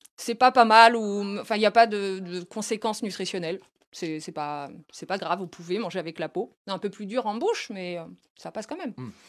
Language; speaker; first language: French; native; French